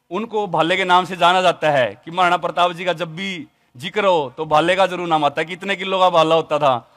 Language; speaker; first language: Hindi; native; Hindi